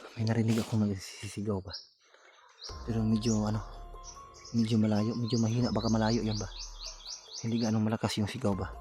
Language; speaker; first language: Filipino; non-native, local second language; Cebuano